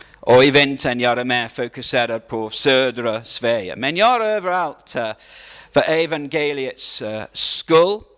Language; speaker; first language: Swedish; non-native, learner; English